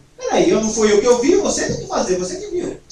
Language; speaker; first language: Portuguese; native; Portuguese